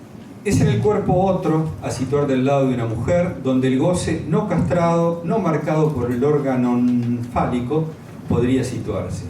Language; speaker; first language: Spanish; native; Spanish